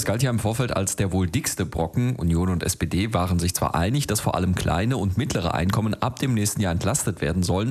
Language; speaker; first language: German; native; German